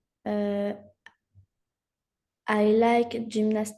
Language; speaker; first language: English; non-native, learner; French